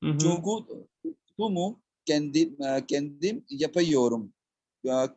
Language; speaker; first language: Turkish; non-native, learner; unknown